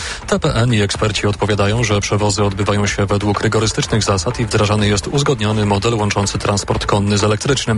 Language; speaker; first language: Polish; native; Polish